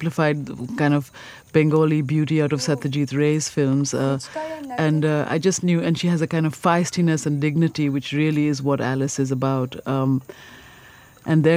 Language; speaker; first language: English; non-native, local second language; Punjabi